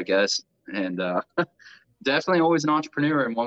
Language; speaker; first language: English; native; English